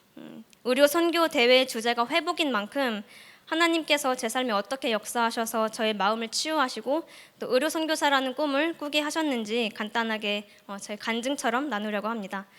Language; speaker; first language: Korean; early bilingual, heritage; Korean